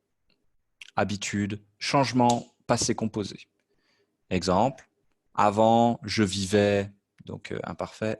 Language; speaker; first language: French; native; French